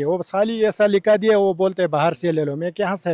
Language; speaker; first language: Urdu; non-native, local second language; Pashto